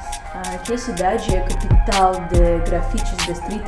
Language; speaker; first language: Portuguese; non-native, learner; Russian